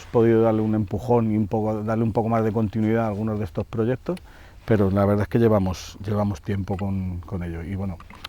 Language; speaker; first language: Spanish; native; Spanish